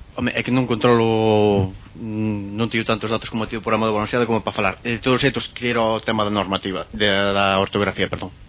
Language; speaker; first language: Galician; native; Galician